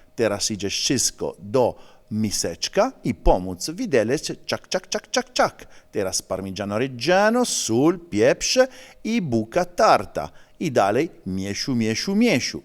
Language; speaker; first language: Polish; non-native, learner; Italian